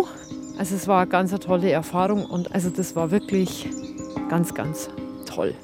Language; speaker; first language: German; native; German